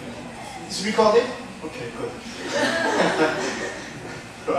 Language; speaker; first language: English; non-native, fluent; French